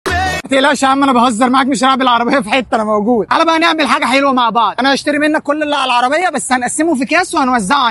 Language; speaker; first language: Arabic; native; Arabic